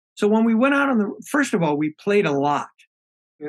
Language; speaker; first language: English; native; English